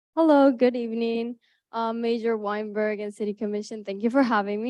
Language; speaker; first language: English; early bilingual, other home language; Spanish